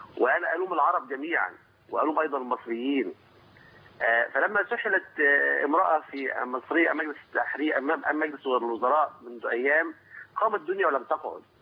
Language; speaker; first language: Arabic; native; Arabic